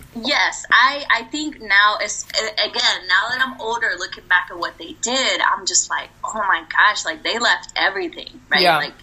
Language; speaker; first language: English; early bilingual, other home language; Spanish